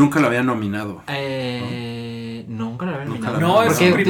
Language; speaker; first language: Spanish; native; Spanish